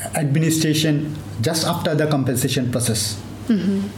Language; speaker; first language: English; non-native, local second language; Bangla